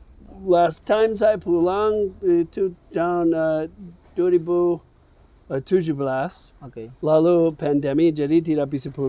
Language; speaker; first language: Indonesian; non-native, fluent; English